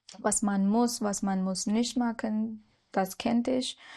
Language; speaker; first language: German; non-native, learner; Marathi